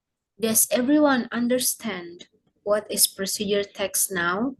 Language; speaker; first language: English; non-native, learner; Indonesian